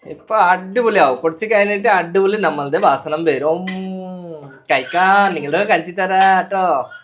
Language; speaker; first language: Malayalam; non-native, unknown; Bangla